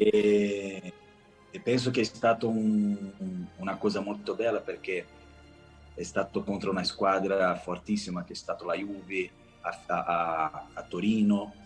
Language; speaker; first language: Italian; non-native, fluent; Portuguese